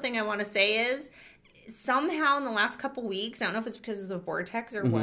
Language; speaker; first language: English; native; English